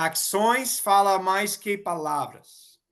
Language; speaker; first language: Portuguese; non-native, learner; English